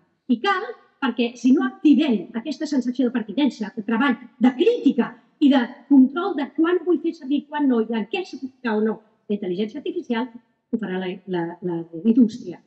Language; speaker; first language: Catalan; native; Catalan